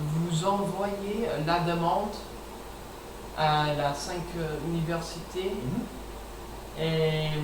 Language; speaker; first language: French; non-native, learner; English